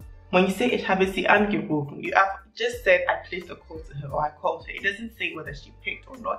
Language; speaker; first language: English; non-native, local second language; Akan